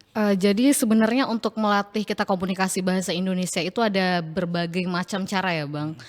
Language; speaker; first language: Indonesian; non-native, local second language; Achinese